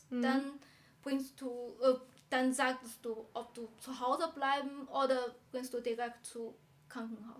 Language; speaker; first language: German; non-native, learner; Chinese